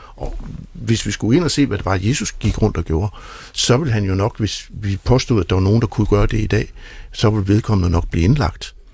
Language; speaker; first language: Danish; native; Danish